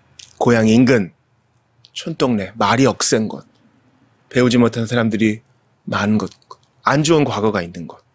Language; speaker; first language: Korean; native; Korean